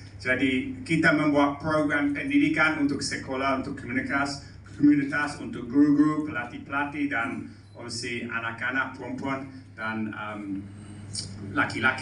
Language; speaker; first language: Indonesian; non-native, learner; English